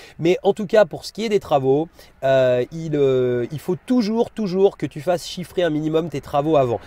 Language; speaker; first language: French; native; French